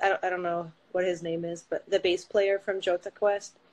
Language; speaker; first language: English; native; English